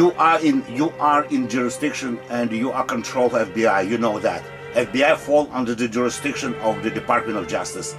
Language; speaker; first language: English; non-native, learner; Russian